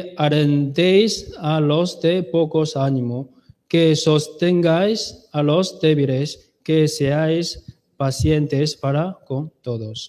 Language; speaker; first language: Spanish; non-native, learner; Chinese